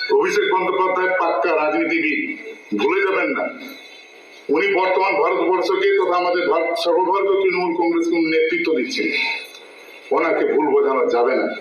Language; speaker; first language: Bangla; non-native, local second language; Santali